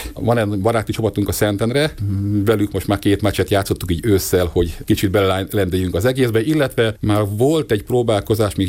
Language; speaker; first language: Hungarian; native; Hungarian